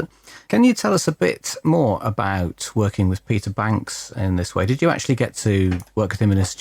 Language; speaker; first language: English; native; English